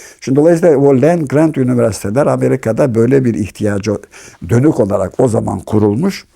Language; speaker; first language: Turkish; native; Turkish